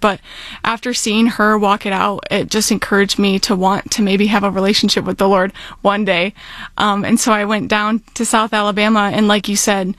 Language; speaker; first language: English; native; English